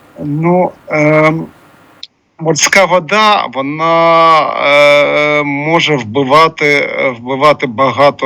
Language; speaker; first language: Ukrainian; non-native, local second language; Russian